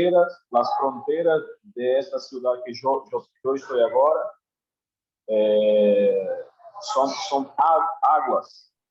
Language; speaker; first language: Spanish; non-native, learner; Portuguese